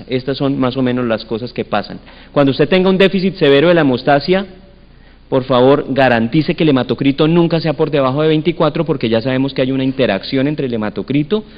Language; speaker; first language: Spanish; native; Spanish